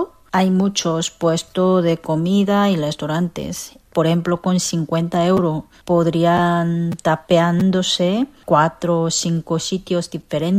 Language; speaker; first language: Spanish; non-native, fluent; Korean